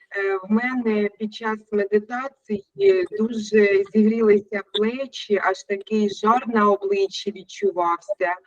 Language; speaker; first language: Ukrainian; native; Ukrainian